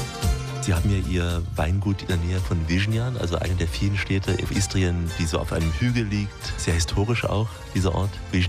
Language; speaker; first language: German; native; German